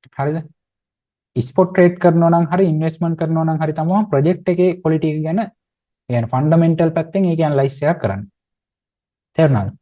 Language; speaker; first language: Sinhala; native; Sinhala